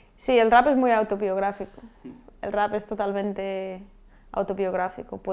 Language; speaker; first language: Spanish; non-native, local second language; Galician